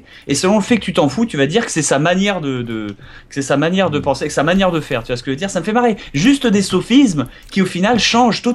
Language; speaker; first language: French; native; French